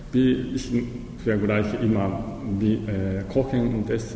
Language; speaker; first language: German; non-native, learner; Japanese